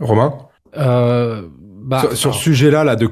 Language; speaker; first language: French; native; French